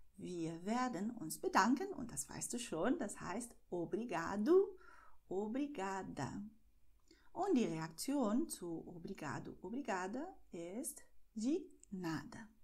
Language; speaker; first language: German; non-native, fluent; Portuguese